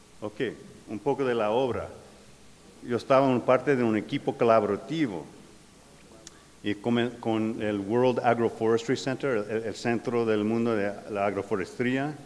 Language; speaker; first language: Spanish; non-native, learner; English